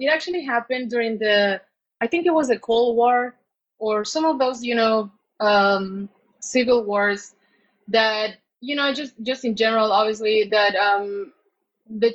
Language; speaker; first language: English; non-native, fluent; Spanish